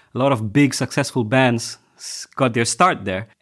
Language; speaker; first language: English; non-native, local second language; Tamil